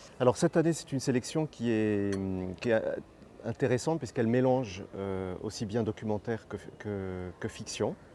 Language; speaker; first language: French; non-native, local second language; Arabic